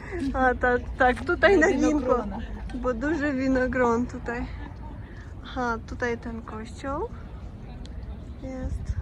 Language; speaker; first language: Polish; non-native, learner; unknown